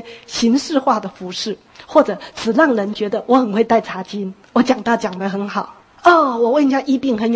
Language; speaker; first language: Chinese; native; Chinese